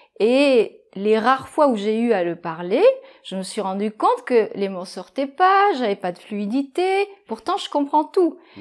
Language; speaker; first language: French; non-native, fluent; Japanese